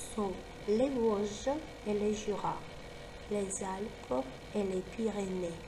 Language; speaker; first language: French; non-native, fluent; Ukrainian